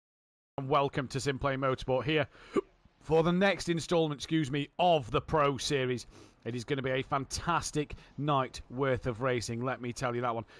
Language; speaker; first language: English; native; English